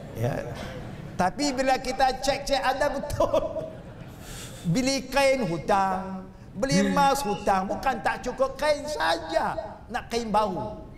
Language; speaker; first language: Malay; non-native, local second language; Chinese